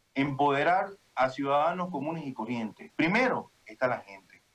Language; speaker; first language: Spanish; native; Spanish